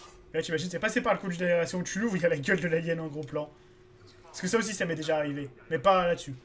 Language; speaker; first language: French; native; French